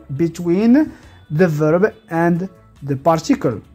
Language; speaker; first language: English; non-native, fluent; Arabic